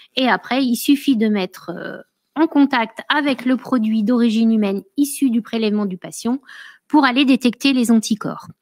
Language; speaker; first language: French; native; French